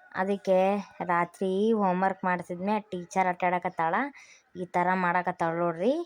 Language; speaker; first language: Kannada; native; Kannada